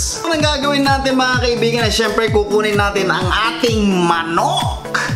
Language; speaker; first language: Filipino; non-native, local second language; Iloko